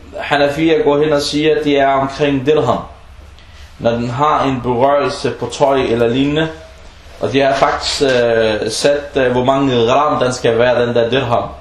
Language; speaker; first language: Danish; early bilingual, other home language; Arabic